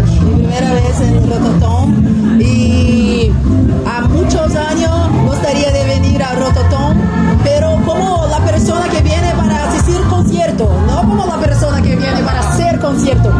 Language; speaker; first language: Spanish; non-native, fluent; Portuguese